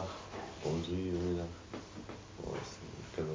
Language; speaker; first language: Dutch; non-native, learner; Arabic